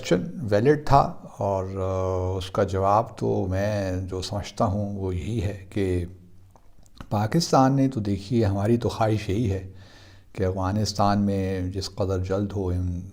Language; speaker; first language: Urdu; native; Urdu